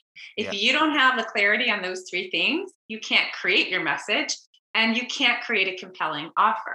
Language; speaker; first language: English; native; English